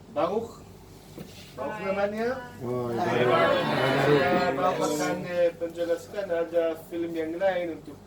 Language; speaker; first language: Indonesian; non-native, fluent; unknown